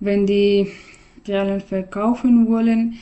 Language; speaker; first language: German; non-native, learner; Persian